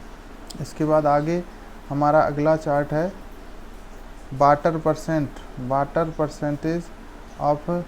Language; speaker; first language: Hindi; native; Hindi